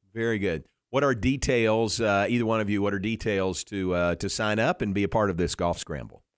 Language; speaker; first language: English; native; English